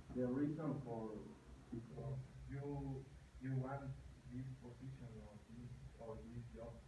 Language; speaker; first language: English; non-native, learner; Spanish